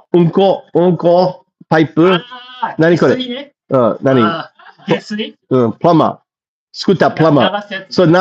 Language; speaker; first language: Japanese; non-native, learner; English